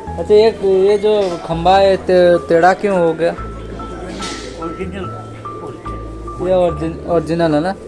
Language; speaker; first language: Hindi; non-native, local second language; Bangla